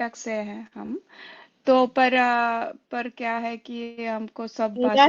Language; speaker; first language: Hindi; non-native, local second language; Kannada